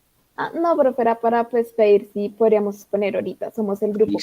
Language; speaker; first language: Spanish; native; Spanish